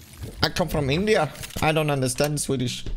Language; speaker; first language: English; non-native, learner; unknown